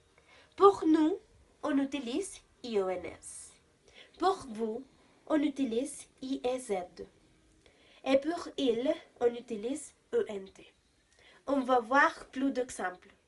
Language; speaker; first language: French; non-native, learner; Spanish